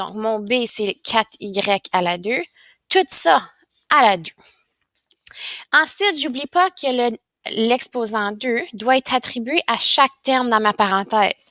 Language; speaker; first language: French; native; French